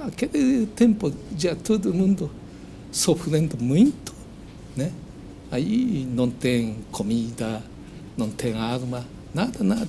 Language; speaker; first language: Portuguese; non-native, learner; Japanese